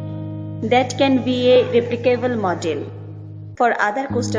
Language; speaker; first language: English; non-native, local second language; Bangla